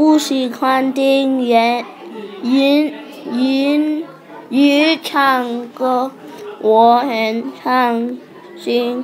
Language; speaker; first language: Chinese; non-native, learner; English